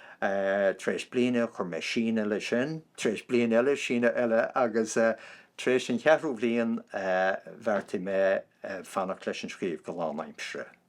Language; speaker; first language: Irish; non-native, local second language; English